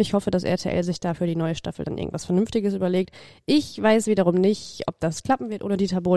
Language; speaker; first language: German; native; German